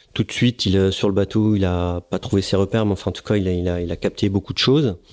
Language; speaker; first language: French; native; French